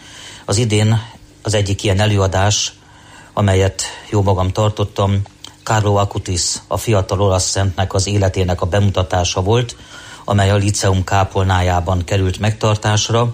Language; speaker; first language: Hungarian; native; Hungarian